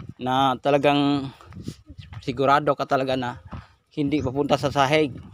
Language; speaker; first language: Filipino; non-native, local second language; Cebuano